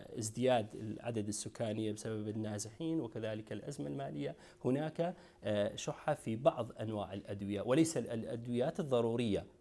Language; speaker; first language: Arabic; non-native, local second language; Kurdish